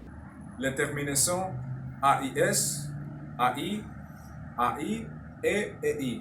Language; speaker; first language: French; non-native, learner; Spanish